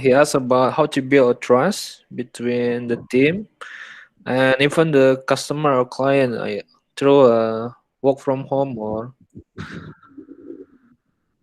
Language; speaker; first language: English; non-native, learner; Indonesian